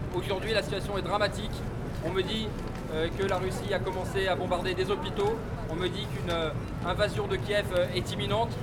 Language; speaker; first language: French; native; French